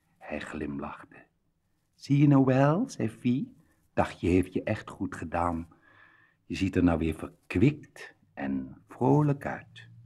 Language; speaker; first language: Dutch; native; Dutch